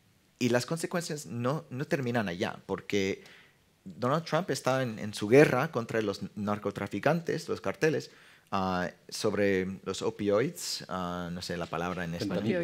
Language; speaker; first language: Spanish; non-native, fluent; English